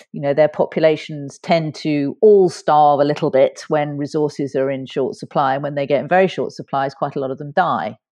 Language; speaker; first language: English; native; English